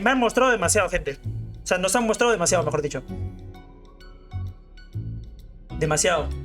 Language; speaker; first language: Spanish; native; Spanish